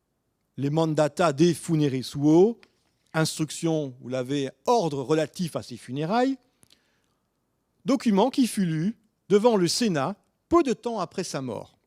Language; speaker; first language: French; native; French